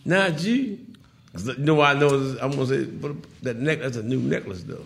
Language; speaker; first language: English; native; English